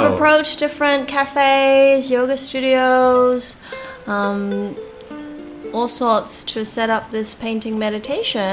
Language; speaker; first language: English; native; English